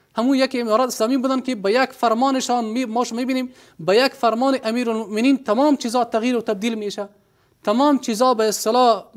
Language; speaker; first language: Persian; non-native, local second language; Pashto